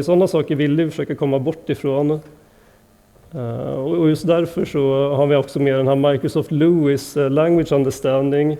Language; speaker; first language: Swedish; native; Swedish